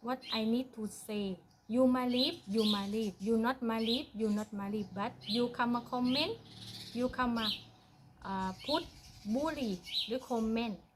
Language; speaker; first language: English; non-native, learner; Thai